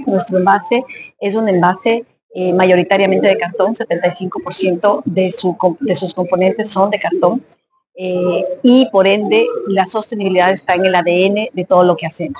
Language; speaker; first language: Spanish; native; Spanish